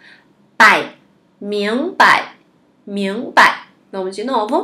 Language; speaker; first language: Portuguese; non-native, fluent; Chinese